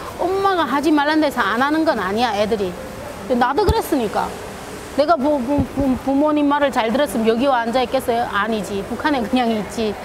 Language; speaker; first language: Korean; native; Korean